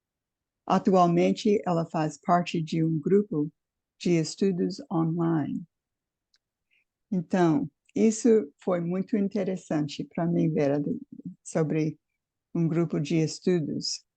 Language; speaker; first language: Portuguese; non-native, fluent; English